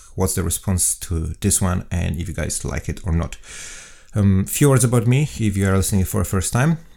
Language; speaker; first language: English; non-native, fluent; Polish